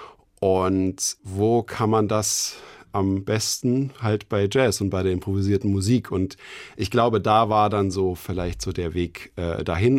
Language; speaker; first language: German; native; German